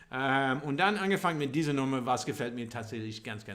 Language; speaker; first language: German; non-native, learner; English